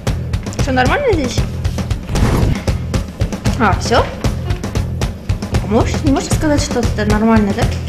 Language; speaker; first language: Russian; non-native, local second language; Kyrgyz